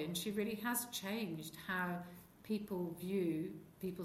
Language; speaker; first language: English; native; English